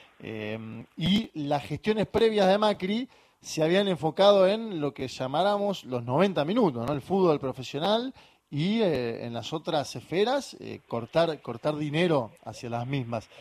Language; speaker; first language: Spanish; native; Spanish